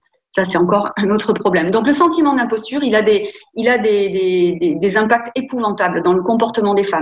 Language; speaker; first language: French; native; French